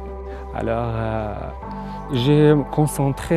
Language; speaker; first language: French; non-native, learner; Arabic